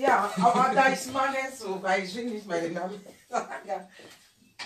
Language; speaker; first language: German; non-native, learner; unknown